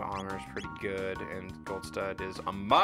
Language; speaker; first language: English; native; English